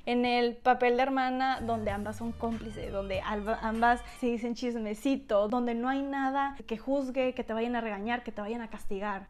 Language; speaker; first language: Spanish; native; Spanish